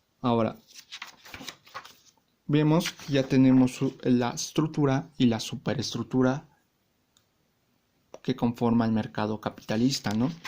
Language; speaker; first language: Spanish; native; Spanish